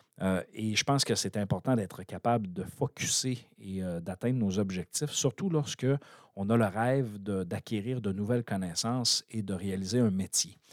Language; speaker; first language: French; native; French